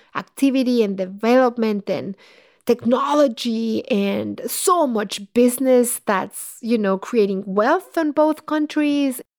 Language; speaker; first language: English; non-native, fluent; Spanish